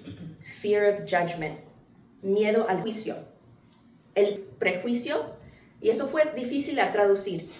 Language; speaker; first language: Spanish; early bilingual, heritage; English